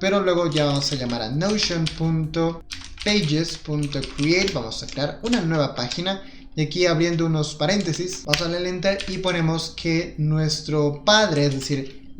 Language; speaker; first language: Spanish; native; Spanish